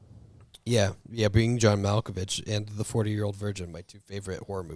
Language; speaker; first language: English; native; English